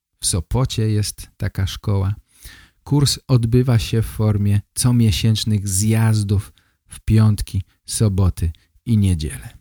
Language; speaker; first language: Polish; native; Polish